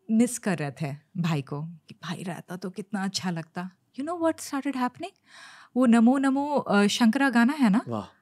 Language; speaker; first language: Hindi; native; Hindi